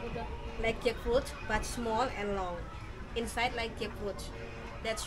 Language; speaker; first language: English; non-native, learner; Indonesian